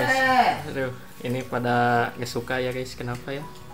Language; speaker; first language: Indonesian; non-native, local second language; Sundanese